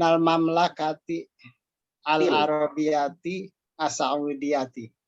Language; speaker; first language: Arabic; non-native, learner; Indonesian